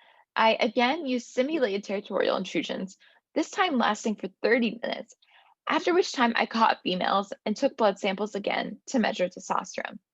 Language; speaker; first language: English; native; English